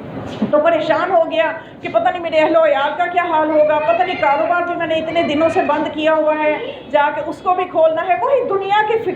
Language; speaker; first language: Urdu; native; Urdu